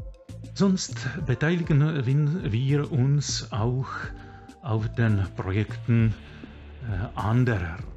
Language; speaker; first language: German; non-native, fluent; Czech